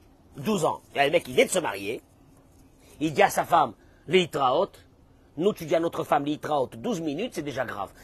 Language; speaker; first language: French; native; French